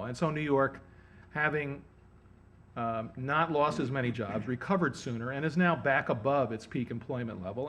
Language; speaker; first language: English; native; English